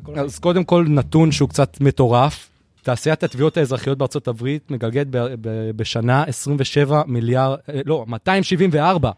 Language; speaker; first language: Hebrew; native; Hebrew